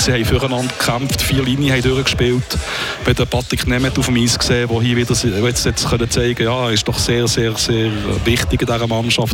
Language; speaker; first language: German; native; German